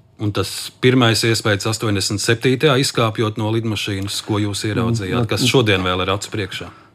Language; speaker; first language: Latvian; native; Latvian